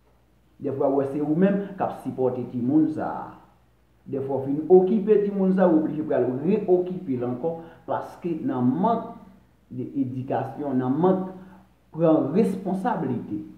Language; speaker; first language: French; non-native, local second language; Haitian Creole